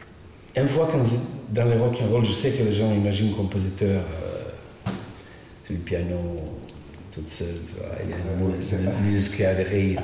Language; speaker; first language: French; non-native, fluent; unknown